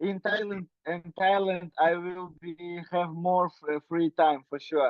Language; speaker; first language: English; non-native, learner; Russian